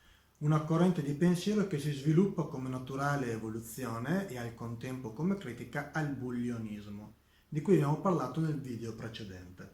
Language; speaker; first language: Italian; native; Italian